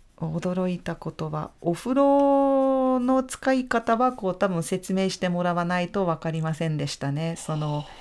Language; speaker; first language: Japanese; non-native, fluent; Hungarian